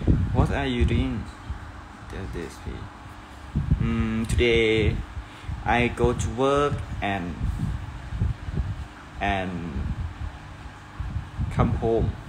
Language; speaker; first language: English; non-native, learner; Thai